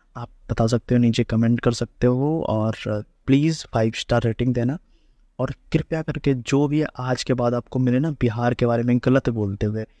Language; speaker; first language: Hindi; native; Hindi